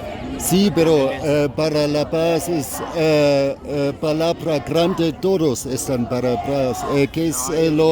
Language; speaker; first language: Spanish; non-native, fluent; German